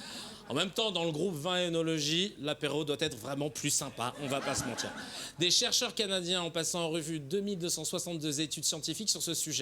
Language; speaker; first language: French; native; French